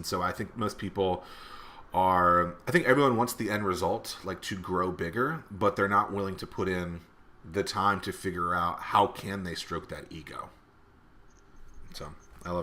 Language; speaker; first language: English; native; English